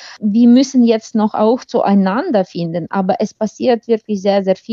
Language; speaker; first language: German; non-native, fluent; Ukrainian